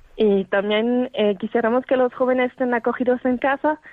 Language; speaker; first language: Spanish; non-native, fluent; French